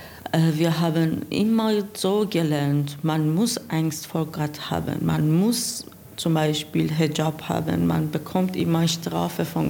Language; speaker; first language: German; non-native, learner; Persian